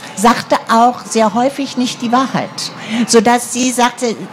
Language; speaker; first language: German; native; German